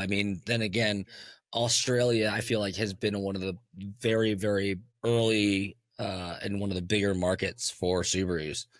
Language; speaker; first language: English; native; English